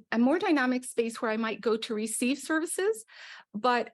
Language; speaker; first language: English; native; English